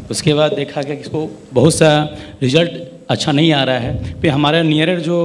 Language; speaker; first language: Hindi; native; Hindi